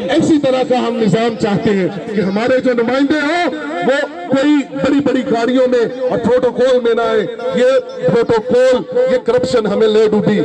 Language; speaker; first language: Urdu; non-native, local second language; Punjabi